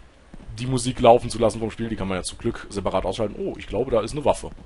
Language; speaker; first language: German; native; German